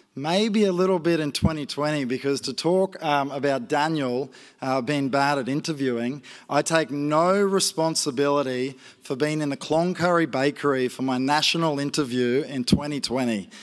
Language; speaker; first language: English; native; English